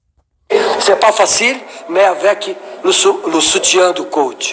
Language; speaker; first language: French; non-native, learner; Portuguese